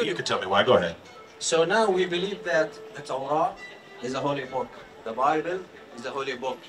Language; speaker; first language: English; non-native, fluent; Arabic